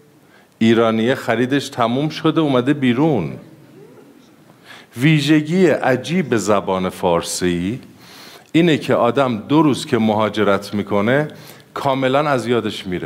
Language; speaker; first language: Persian; native; Persian